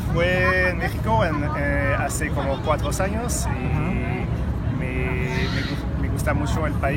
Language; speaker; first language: Spanish; non-native, learner; French